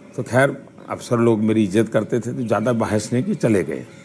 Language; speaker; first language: Hindi; non-native, local second language; Gujarati